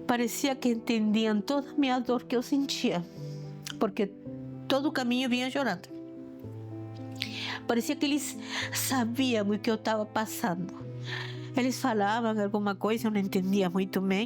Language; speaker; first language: Portuguese; non-native, fluent; Spanish